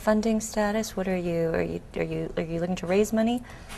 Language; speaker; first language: English; native; English